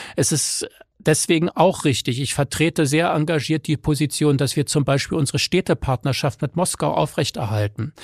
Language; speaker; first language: German; native; German